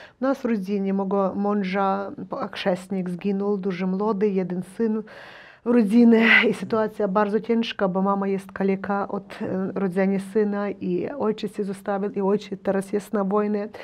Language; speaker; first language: Polish; non-native, learner; Ukrainian